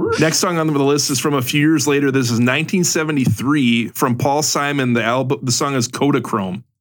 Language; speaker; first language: English; native; English